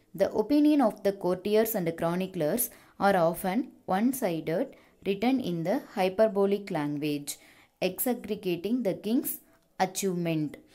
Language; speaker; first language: English; non-native, local second language; Tamil